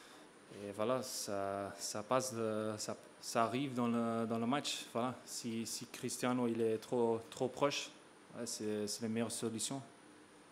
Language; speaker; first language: French; non-native, local second language; Dutch